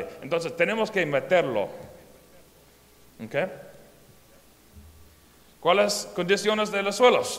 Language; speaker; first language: Spanish; non-native, learner; English